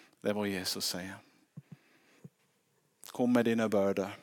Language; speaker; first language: Swedish; non-native, fluent; English